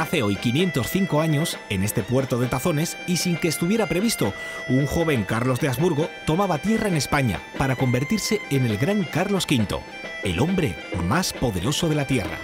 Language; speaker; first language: Spanish; native; Spanish